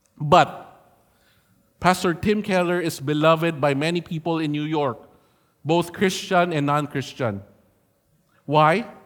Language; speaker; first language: English; non-native, local second language; Filipino